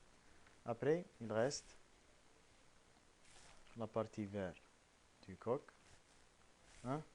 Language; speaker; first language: French; non-native, local second language; Arabic